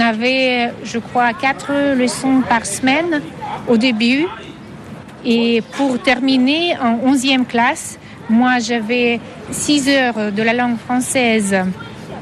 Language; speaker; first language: French; non-native, fluent; Russian